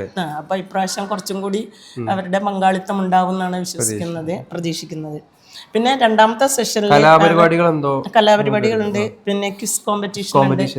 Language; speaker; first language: Malayalam; native; Malayalam